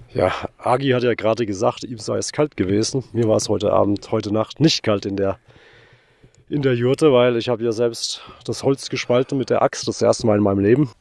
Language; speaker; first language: German; native; German